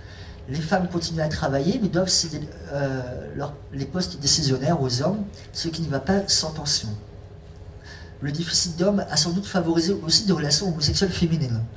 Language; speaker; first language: French; native; French